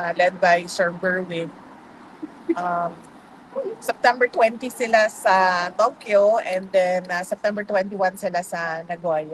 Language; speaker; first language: Filipino; non-native, local second language; Cebuano